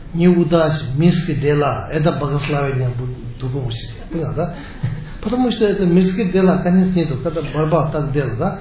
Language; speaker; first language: Russian; non-native, learner; Tibetan